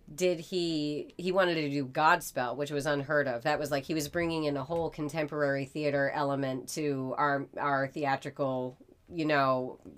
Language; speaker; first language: English; native; English